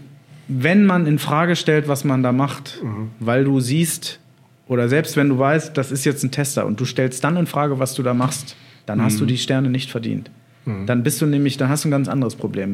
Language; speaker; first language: German; native; German